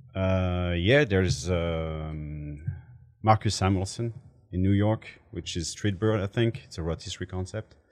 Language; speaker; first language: English; non-native, fluent; French